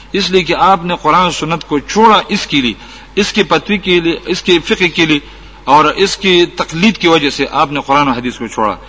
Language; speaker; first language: Urdu; non-native, local second language; Pashto